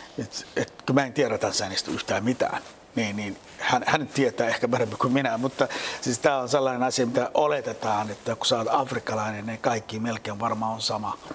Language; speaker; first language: Finnish; non-native, fluent; Somali